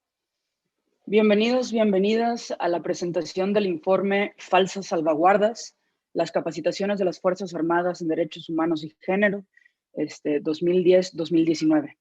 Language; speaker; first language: Spanish; native; Spanish